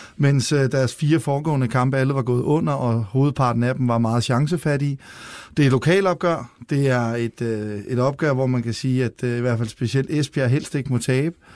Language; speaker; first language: Danish; native; Danish